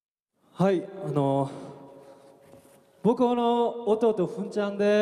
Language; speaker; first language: Japanese; non-native, fluent; Korean